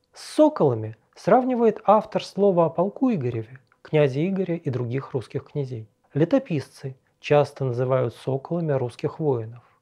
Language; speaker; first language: Russian; native; Russian